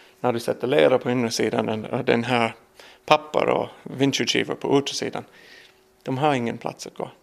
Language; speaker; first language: Swedish; non-native, learner; English